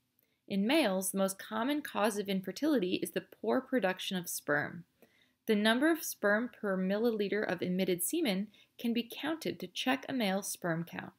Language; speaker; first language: English; native; English